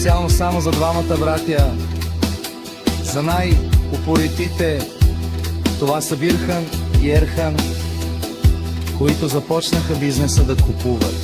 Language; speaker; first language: Bulgarian; non-native, local second language; Romany